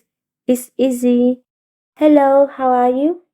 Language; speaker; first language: English; non-native, fluent; Vietnamese